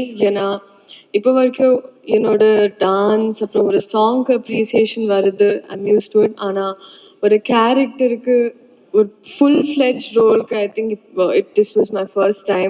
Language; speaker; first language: Tamil; non-native, fluent; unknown